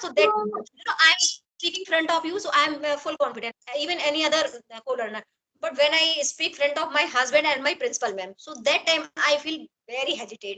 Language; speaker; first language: English; non-native, learner; Hindi